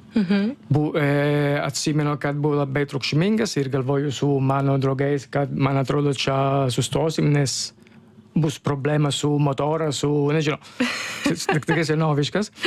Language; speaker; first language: Lithuanian; non-native, fluent; Italian